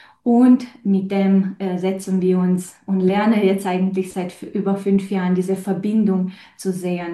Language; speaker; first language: German; non-native, fluent; Romanian